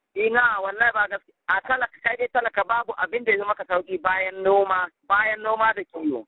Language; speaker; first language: Hausa; non-native, local second language; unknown